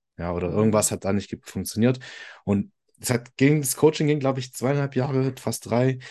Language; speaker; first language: German; early bilingual, other home language; Italian